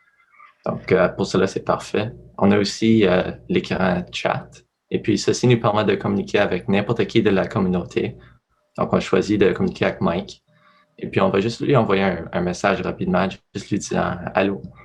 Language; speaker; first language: French; native; French